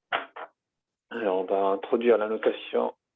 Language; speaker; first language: French; native; French